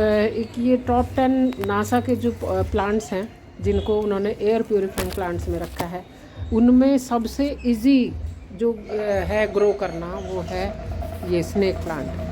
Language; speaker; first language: Hindi; native; Hindi